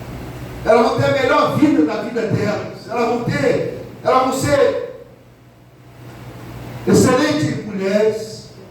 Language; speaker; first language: Portuguese; native; Portuguese